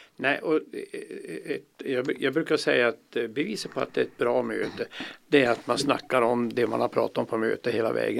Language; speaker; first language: Swedish; native; Swedish